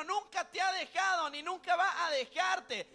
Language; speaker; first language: Spanish; native; Spanish